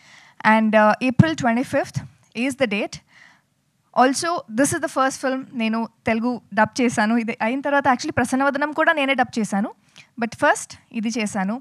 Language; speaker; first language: Telugu; non-native, fluent; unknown